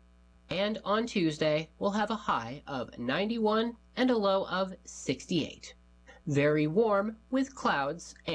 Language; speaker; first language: English; native; English